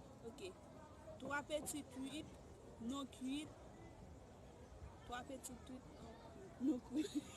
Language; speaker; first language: French; non-native, local second language; Haitian Creole